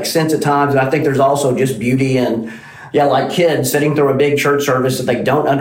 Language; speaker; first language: English; native; English